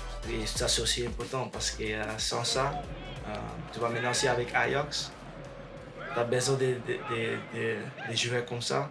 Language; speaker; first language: French; non-native, learner; Dutch